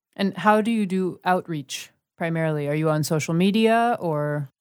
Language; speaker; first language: English; native; English